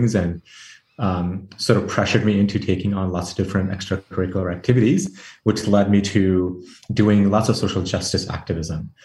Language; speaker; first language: English; early bilingual, other home language; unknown